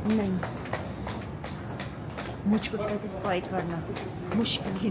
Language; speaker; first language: Hindi; non-native, learner; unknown